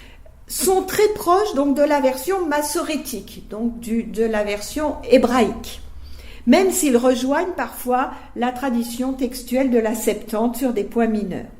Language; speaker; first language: French; native; French